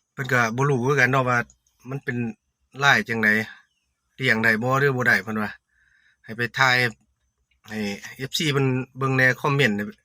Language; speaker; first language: Thai; native; Thai